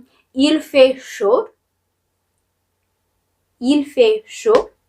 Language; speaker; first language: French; non-native, fluent; English